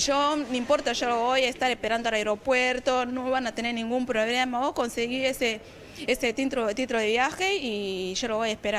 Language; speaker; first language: Spanish; non-native, fluent; Kinyarwanda